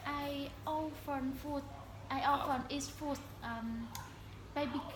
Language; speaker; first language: English; non-native, learner; Vietnamese